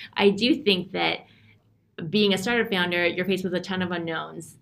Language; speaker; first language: English; native; English